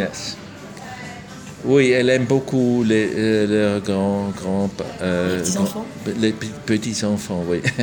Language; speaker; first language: French; non-native, local second language; German